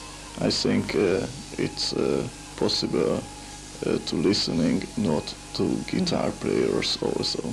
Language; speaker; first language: English; non-native, learner; Hungarian